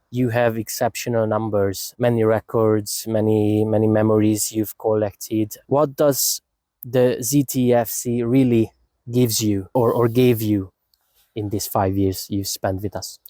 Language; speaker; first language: English; non-native, fluent; Hungarian